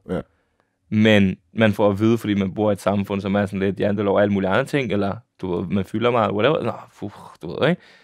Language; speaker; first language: Danish; early bilingual, other home language; Serbian